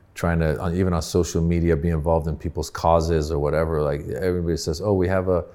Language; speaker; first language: English; early bilingual, other home language; Persian